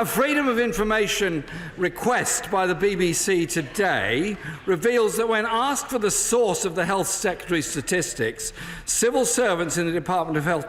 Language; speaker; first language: English; native; English